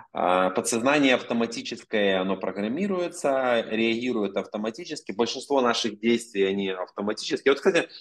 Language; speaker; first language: Russian; non-native, local second language; Ukrainian